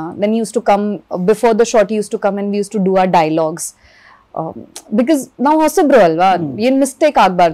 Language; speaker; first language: Kannada; early bilingual, other home language; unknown